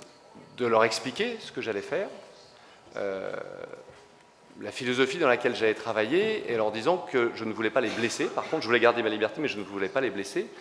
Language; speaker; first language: French; native; French